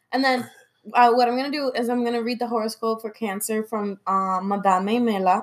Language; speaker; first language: English; non-native, local second language; Spanish